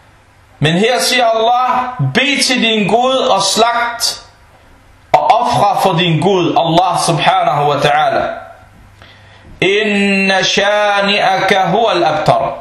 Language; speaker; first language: Danish; early bilingual, other home language; Arabic